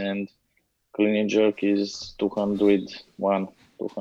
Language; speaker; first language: English; non-native, learner; Latvian